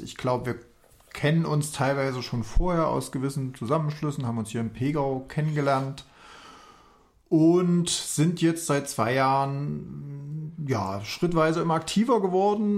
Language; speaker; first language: German; native; German